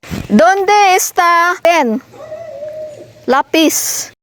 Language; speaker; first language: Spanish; non-native, learner; Filipino